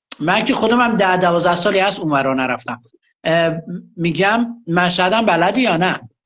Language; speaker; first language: Persian; native; Persian